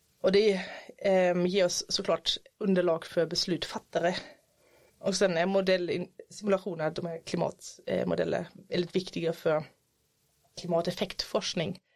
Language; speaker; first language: Swedish; non-native, fluent; German